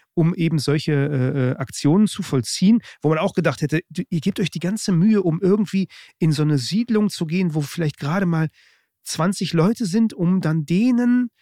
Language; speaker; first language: German; native; German